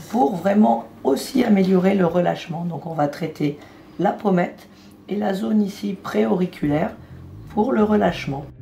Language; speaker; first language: French; native; French